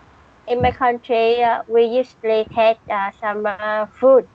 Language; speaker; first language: English; non-native, learner; Vietnamese